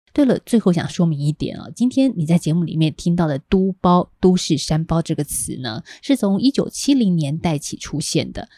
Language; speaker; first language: Chinese; native; Chinese